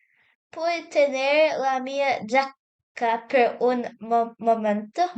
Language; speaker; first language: Italian; non-native, learner; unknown